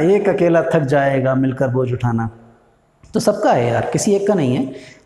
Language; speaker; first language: Hindi; native; Hindi